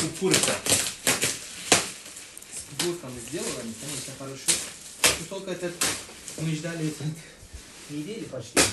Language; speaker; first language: Russian; non-native, learner; Turkish